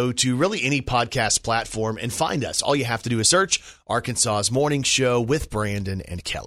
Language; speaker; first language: English; native; English